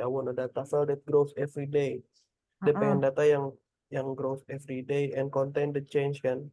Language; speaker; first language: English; non-native, fluent; Indonesian